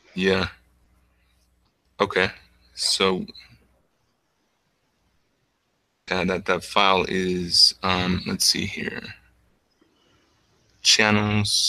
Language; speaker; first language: English; native; English